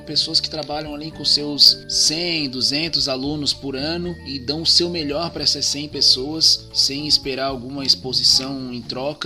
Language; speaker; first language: Portuguese; native; Portuguese